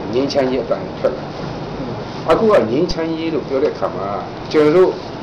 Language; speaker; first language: Burmese; non-native, local second language; Kachin